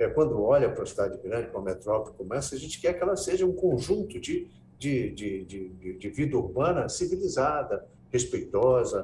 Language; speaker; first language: Portuguese; native; Portuguese